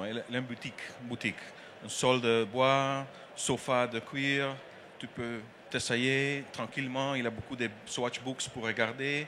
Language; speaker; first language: French; non-native, learner; Dutch